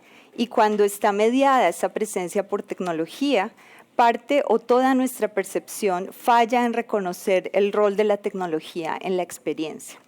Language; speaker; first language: Spanish; native; Spanish